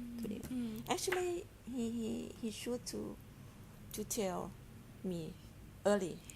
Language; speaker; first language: English; non-native, learner; Thai